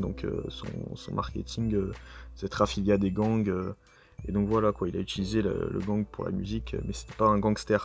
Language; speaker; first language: French; native; French